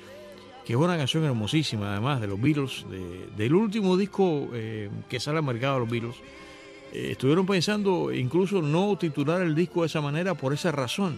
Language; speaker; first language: Spanish; native; Spanish